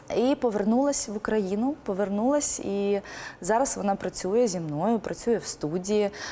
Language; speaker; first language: Ukrainian; non-native, local second language; Russian